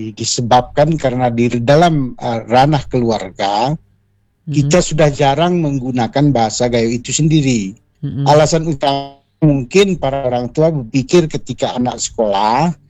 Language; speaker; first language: Indonesian; non-native, local second language; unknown